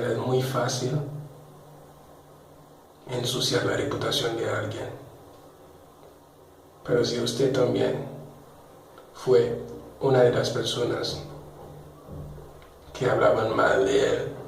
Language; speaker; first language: Spanish; non-native, local second language; Haitian Creole